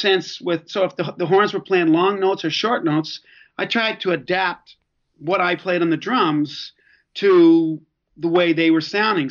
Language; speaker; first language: English; native; English